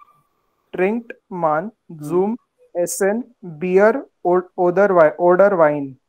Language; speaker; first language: German; non-native, learner; Marathi